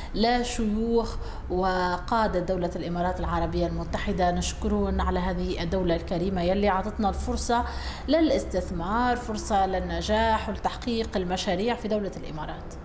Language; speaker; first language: Arabic; native; Arabic